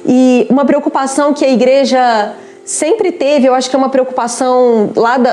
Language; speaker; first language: Portuguese; native; Portuguese